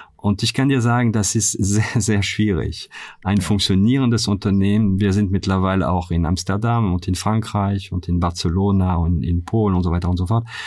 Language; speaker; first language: German; non-native, fluent; French